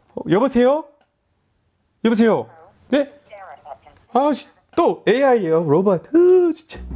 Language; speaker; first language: Korean; non-native, fluent; English